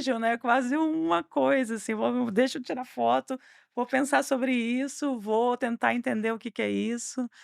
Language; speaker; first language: Portuguese; native; Portuguese